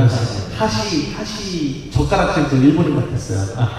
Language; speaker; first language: Japanese; non-native, learner; Korean